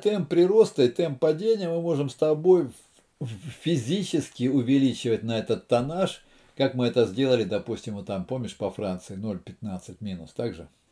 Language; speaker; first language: Russian; native; Russian